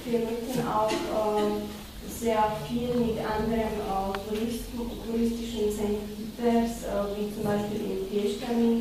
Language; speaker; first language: German; non-native, fluent; Slovak